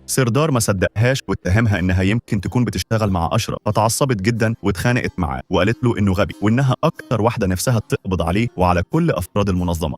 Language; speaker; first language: Arabic; native; Arabic